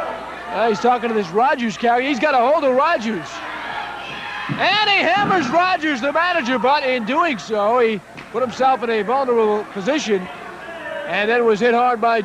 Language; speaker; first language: English; native; English